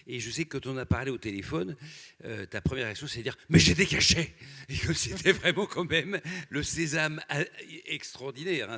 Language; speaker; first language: French; native; French